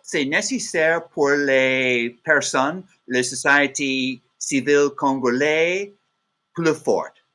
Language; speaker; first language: French; non-native, learner; English